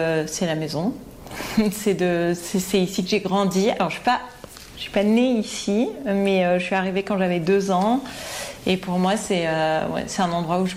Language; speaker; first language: French; native; French